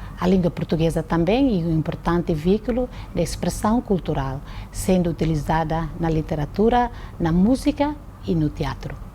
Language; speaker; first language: Portuguese; non-native, local second language; Tetum